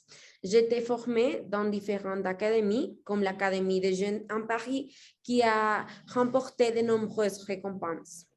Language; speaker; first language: French; non-native, fluent; Spanish